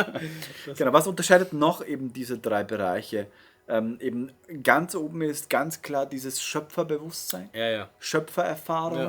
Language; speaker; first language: German; native; German